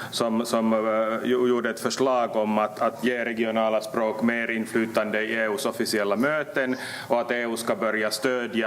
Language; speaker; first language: Swedish; native; Swedish